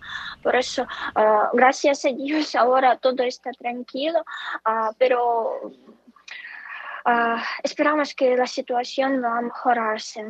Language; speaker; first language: Spanish; non-native, fluent; Ukrainian